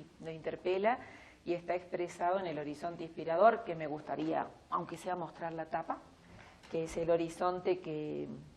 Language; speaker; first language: Spanish; native; Spanish